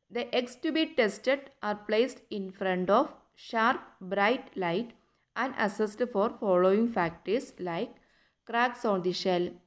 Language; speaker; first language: English; non-native, local second language; Malayalam